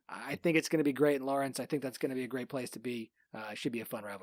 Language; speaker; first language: English; native; English